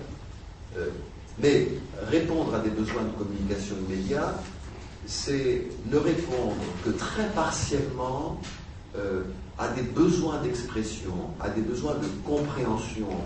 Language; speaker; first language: French; native; French